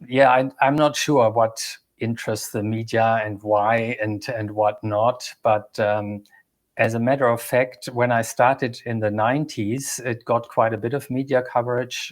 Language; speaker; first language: English; non-native, fluent; German